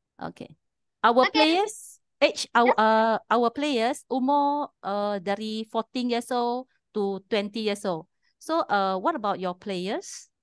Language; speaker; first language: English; non-native, learner; Malay